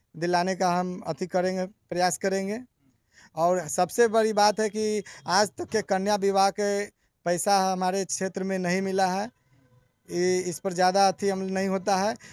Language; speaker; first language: Hindi; native; Hindi